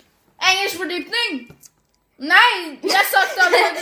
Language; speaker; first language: Norwegian; non-native, fluent; Arabic